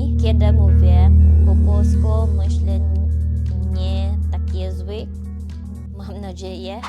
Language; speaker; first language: Polish; non-native, learner; Cebuano